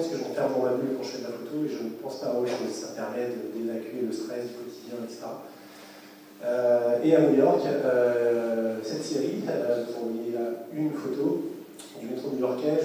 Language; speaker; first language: French; native; French